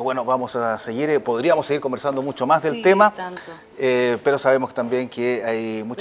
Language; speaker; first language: Spanish; native; Spanish